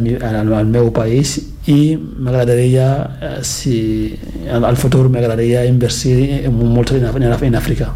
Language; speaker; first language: Catalan; non-native, fluent; Fula